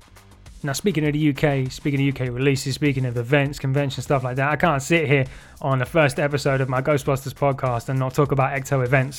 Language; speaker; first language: English; native; English